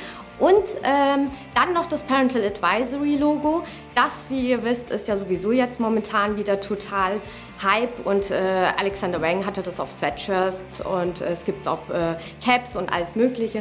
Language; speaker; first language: German; native; German